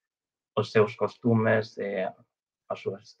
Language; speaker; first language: Portuguese; non-native, fluent; Chinese